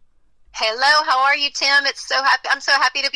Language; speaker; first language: English; native; English